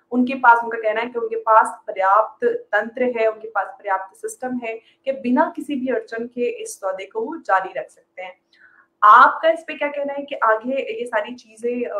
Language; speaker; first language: Hindi; native; Hindi